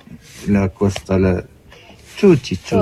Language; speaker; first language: Italian; non-native, learner; Arabic